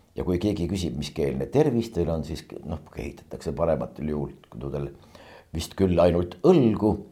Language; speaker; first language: Estonian; native; Estonian